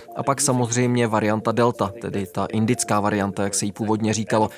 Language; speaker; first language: Czech; non-native, fluent; Dutch